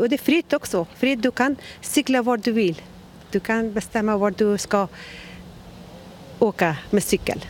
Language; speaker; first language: Swedish; non-native, learner; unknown